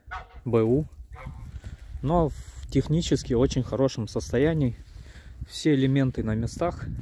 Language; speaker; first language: Russian; native; Russian